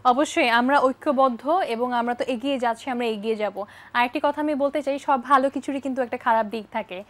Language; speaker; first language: Bangla; native; Bangla